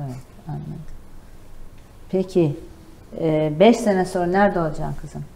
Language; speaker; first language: Turkish; native; Turkish